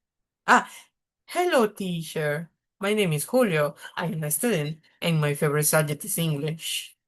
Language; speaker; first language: English; non-native, fluent; Spanish